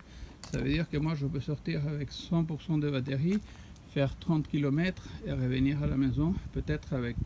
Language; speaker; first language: French; non-native, fluent; Spanish